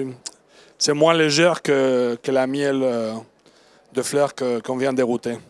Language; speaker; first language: French; non-native, learner; Spanish